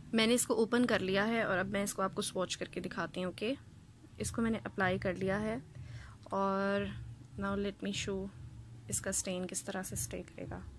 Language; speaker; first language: Urdu; native; Urdu